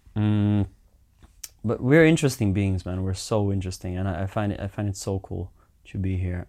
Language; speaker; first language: English; early bilingual, heritage; Finnish